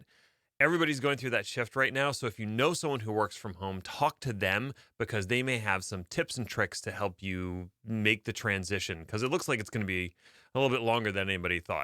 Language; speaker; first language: English; native; English